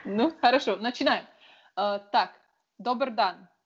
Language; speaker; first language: Russian; non-native, learner; Slovenian